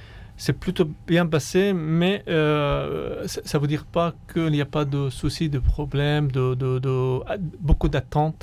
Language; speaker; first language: French; non-native, fluent; Arabic